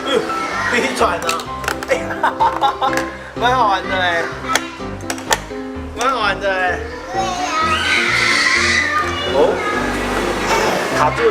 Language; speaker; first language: Chinese; native; Chinese